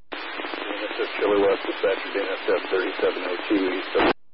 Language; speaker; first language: English; native; English